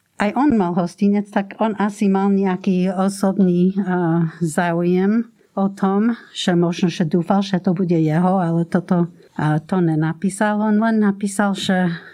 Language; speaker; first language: Slovak; non-native, fluent; English